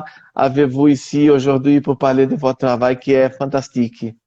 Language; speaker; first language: French; non-native, learner; Portuguese